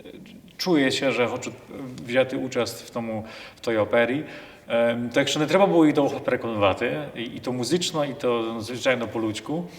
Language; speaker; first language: Polish; non-native, local second language; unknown